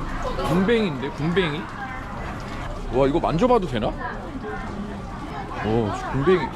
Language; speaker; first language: Korean; native; Korean